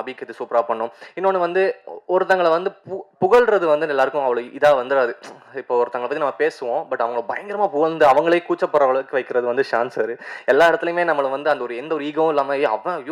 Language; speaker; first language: Tamil; native; Tamil